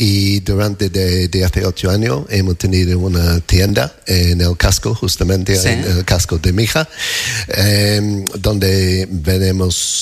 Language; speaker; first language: Spanish; non-native, learner; English